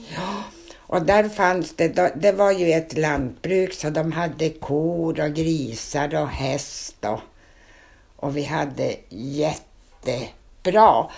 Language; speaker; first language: Swedish; early bilingual, other home language; Finnish